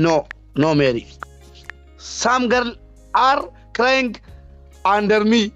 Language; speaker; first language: English; non-native, learner; Oromo